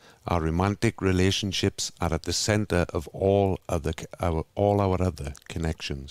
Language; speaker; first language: English; native; English